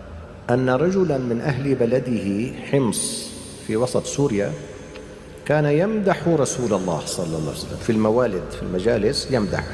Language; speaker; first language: Arabic; native; Arabic